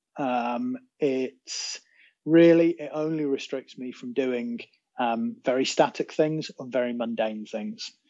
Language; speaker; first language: English; native; English